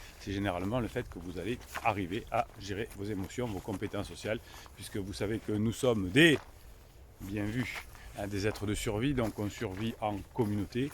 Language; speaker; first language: French; native; French